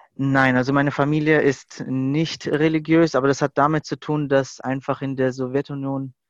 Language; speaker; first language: German; native; German